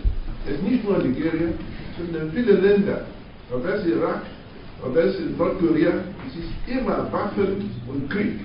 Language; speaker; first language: German; non-native, fluent; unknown